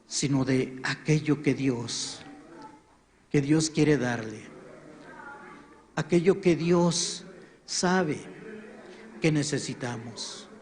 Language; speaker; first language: Spanish; native; Spanish